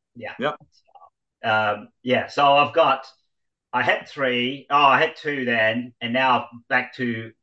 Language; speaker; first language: English; non-native, fluent; Dutch